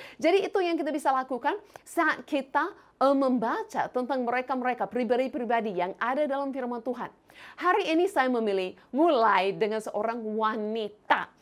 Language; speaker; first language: Indonesian; non-native, fluent; English